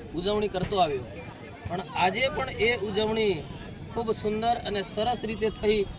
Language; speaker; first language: Gujarati; non-native, local second language; Bhili